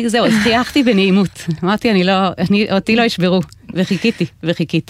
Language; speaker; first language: Hebrew; native; Hebrew